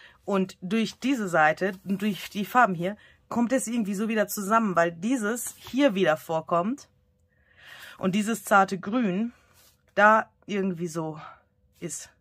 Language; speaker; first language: German; native; German